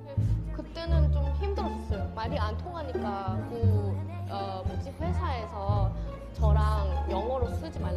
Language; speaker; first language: Korean; non-native, fluent; Thai